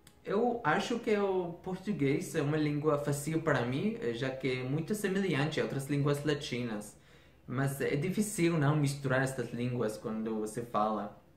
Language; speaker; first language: Portuguese; non-native, fluent; Persian